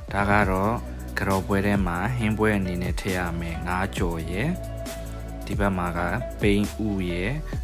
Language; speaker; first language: Burmese; non-native, local second language; Chinese